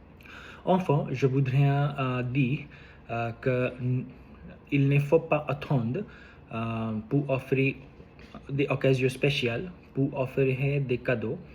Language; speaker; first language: French; non-native, learner; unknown